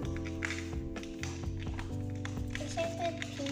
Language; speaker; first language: English; non-native, learner; Indonesian